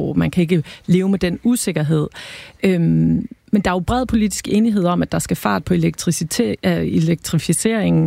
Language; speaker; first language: Danish; native; Danish